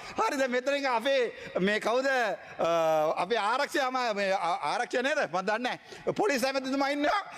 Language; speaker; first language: Sinhala; non-native, local second language; Tamil